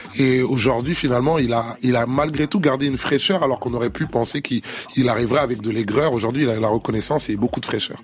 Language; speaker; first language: French; early bilingual, other home language; Lingala